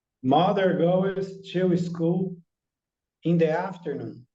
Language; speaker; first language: English; non-native, learner; Portuguese